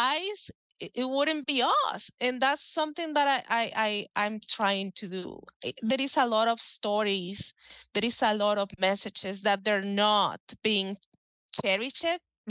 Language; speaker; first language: English; non-native, fluent; Spanish